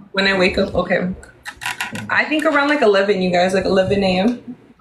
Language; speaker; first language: English; early bilingual, other home language; Spanish